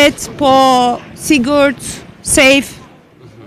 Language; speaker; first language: Albanian; non-native, learner; Turkish